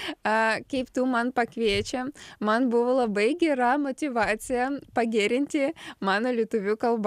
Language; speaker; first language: Lithuanian; non-native, learner; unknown